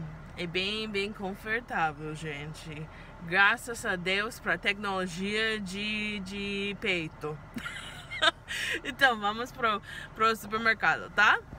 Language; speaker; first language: Portuguese; non-native, learner; English